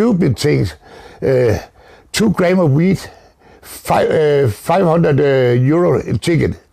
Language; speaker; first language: English; non-native, fluent; Danish